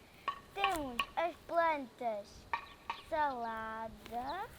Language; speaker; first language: Portuguese; non-native, learner; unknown